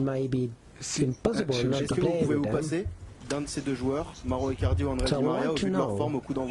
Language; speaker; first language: French; native; French